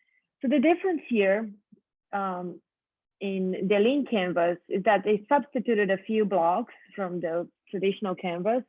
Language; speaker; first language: English; non-native, fluent; Portuguese